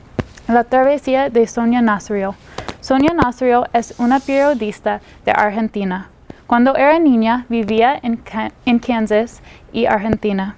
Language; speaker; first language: Spanish; non-native, learner; English